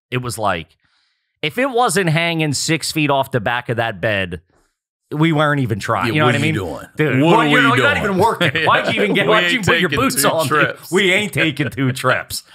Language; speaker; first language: English; native; English